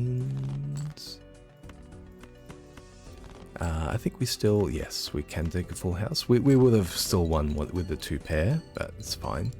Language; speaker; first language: English; native; English